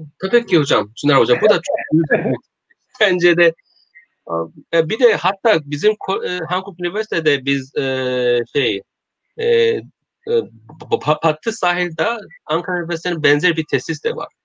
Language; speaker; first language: Turkish; non-native, learner; Korean